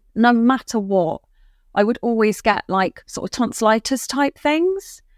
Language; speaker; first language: English; native; English